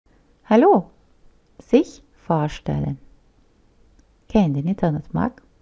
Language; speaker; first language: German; non-native, fluent; Turkish